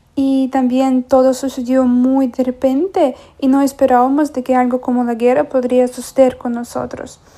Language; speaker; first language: Spanish; non-native, fluent; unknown